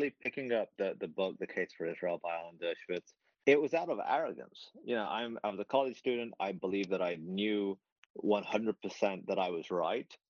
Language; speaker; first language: English; native; English